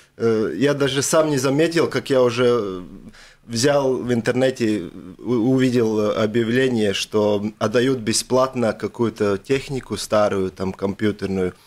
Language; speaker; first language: Russian; non-native, local second language; Latvian